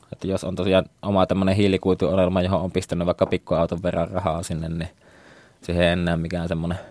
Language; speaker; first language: Finnish; native; Finnish